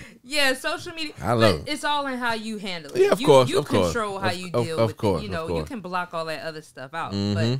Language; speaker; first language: English; native; English